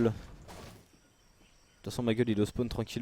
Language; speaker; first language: French; native; French